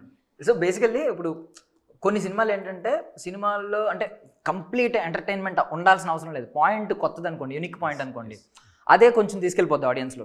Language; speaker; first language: Telugu; native; Telugu